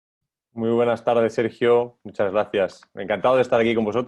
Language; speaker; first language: Spanish; native; Spanish